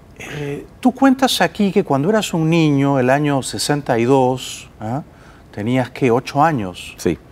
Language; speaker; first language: Spanish; native; Spanish